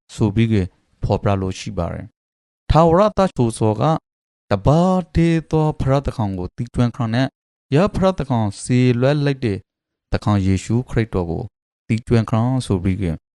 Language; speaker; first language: Burmese; native; Burmese